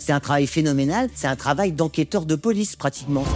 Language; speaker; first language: French; native; French